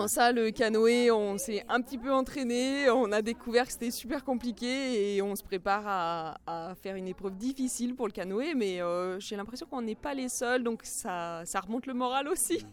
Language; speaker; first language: French; native; French